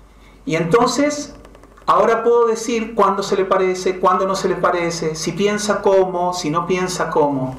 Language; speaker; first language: Spanish; native; Spanish